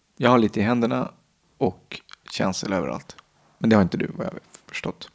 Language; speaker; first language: Swedish; native; Swedish